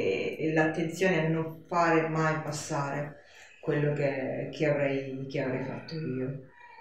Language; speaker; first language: Italian; native; Italian